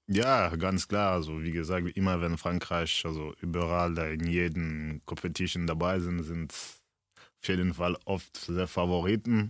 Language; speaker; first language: German; early bilingual, other home language; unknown